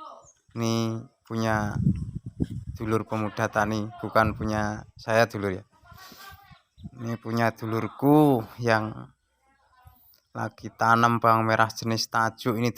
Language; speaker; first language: Indonesian; non-native, local second language; Javanese